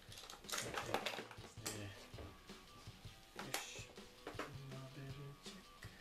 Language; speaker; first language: Japanese; non-native, learner; English